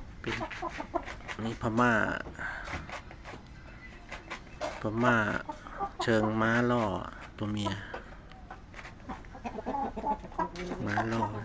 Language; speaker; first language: Thai; native; Thai